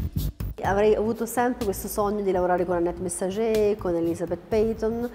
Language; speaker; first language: Italian; native; Italian